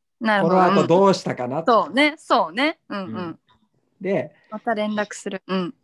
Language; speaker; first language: Japanese; native; Japanese